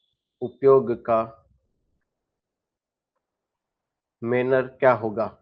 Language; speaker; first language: Hindi; native; Hindi